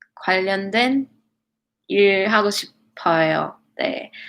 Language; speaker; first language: Korean; non-native, learner; English